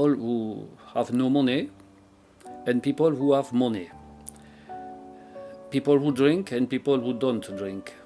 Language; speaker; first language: English; non-native, learner; French